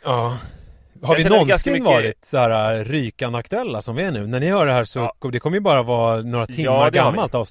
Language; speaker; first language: Swedish; native; Swedish